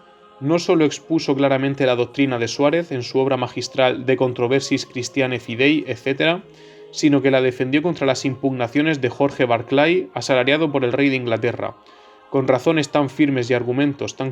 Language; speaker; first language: Spanish; native; Spanish